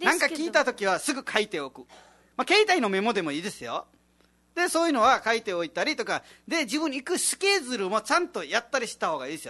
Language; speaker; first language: Japanese; non-native, fluent; Nepali